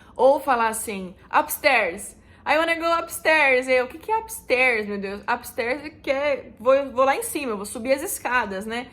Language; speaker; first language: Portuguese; native; Portuguese